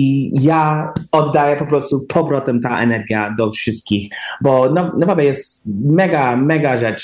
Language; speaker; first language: Polish; early bilingual, heritage; English